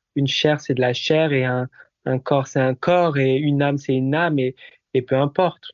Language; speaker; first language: French; early bilingual, other home language; Italian